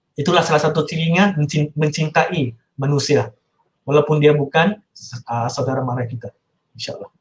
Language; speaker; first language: Malay; non-native, local second language; Min Nan Chinese